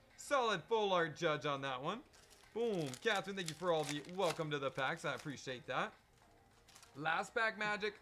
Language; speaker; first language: English; native; English